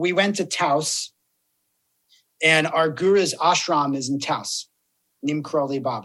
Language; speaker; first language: English; native; English